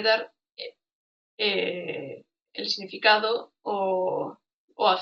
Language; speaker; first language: Spanish; native; Spanish